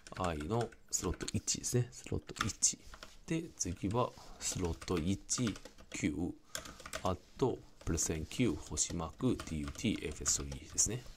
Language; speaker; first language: Japanese; non-native, fluent; Cantonese